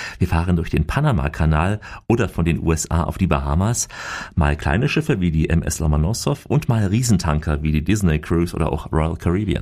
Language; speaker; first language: German; native; German